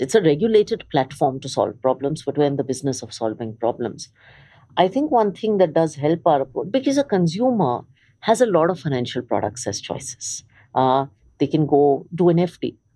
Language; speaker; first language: English; early bilingual, other home language; Hindi